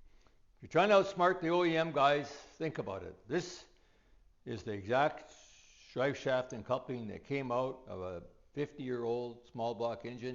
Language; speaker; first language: English; native; English